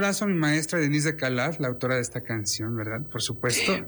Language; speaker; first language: Spanish; native; Spanish